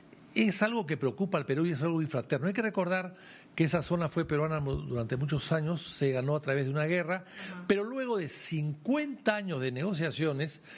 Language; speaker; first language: Spanish; native; Spanish